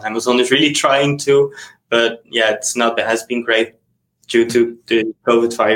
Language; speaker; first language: English; non-native, fluent; Dutch